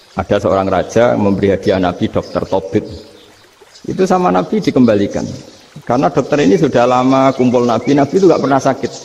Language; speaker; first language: Indonesian; non-native, local second language; Javanese